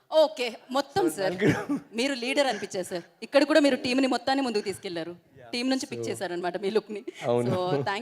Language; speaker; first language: Telugu; native; Telugu